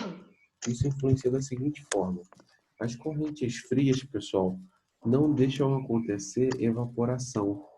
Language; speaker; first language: Portuguese; native; Portuguese